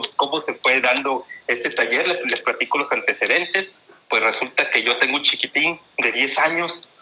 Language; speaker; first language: Spanish; native; Spanish